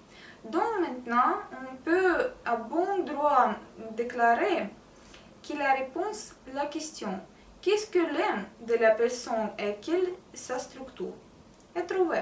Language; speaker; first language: French; non-native, learner; Russian